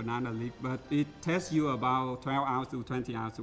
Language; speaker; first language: English; non-native, learner; Vietnamese